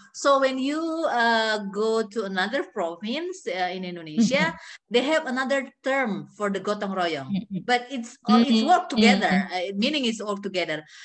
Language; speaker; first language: English; non-native, learner; Indonesian